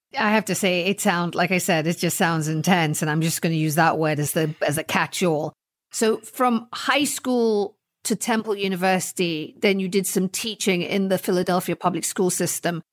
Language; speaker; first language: English; native; English